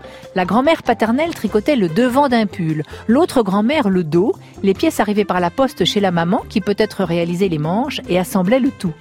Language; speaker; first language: French; native; French